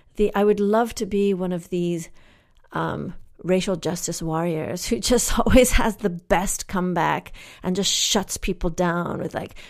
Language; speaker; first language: English; native; English